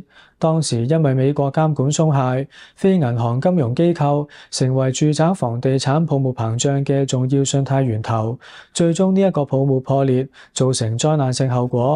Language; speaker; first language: Cantonese; native; Cantonese